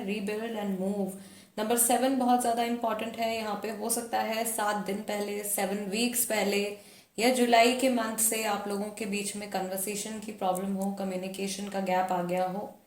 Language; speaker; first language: Hindi; native; Hindi